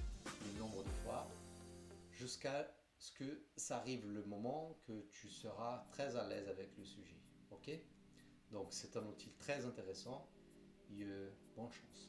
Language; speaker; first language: French; non-native, fluent; Portuguese